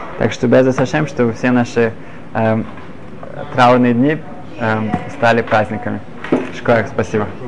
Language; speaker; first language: Russian; early bilingual, other home language; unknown